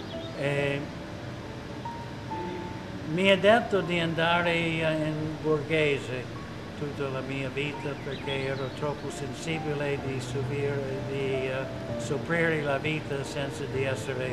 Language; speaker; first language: Italian; non-native, learner; English